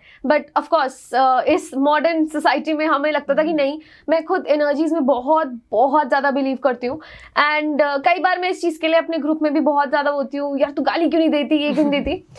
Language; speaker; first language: Hindi; native; Hindi